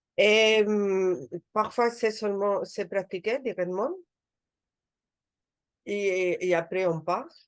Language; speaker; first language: French; non-native, learner; Spanish